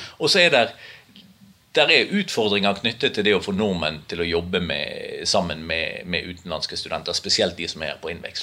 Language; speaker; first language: Norwegian; native; Norwegian